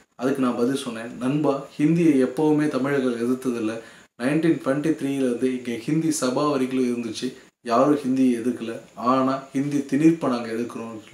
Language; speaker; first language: Tamil; native; Tamil